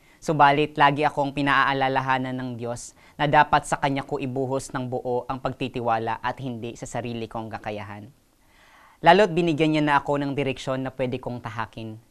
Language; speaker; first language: Filipino; non-native, local second language; Waray